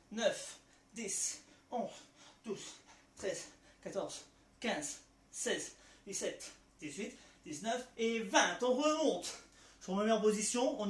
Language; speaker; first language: French; native; French